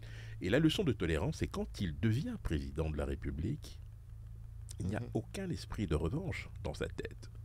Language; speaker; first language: French; native; French